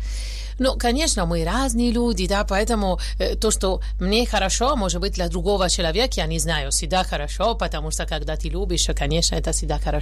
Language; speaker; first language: Russian; non-native, learner; Italian